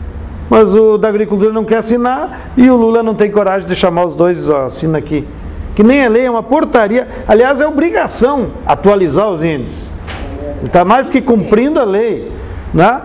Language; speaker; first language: Portuguese; native; Portuguese